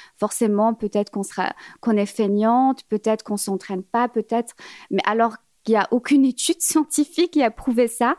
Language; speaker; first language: French; early bilingual, other home language; Arabic